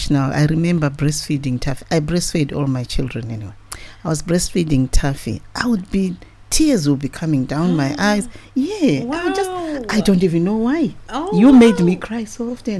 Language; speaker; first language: English; non-native, local second language; Shona